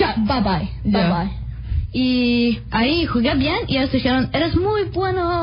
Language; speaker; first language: Spanish; early bilingual, heritage; Spanish